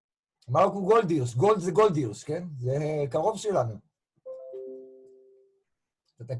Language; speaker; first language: Hebrew; native; Hebrew